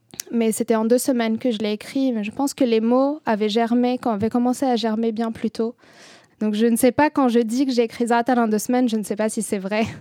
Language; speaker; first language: French; non-native, fluent; Arabic